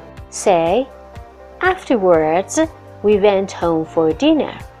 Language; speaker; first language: English; non-native, fluent; Persian